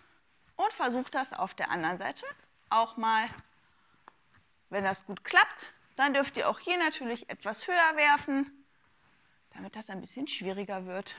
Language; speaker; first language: German; native; German